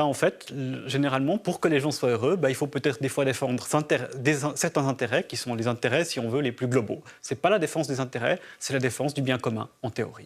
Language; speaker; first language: French; native; French